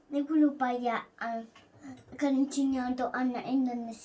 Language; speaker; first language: Indonesian; early bilingual, heritage; Indonesian